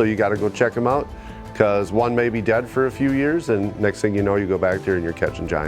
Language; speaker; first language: English; native; English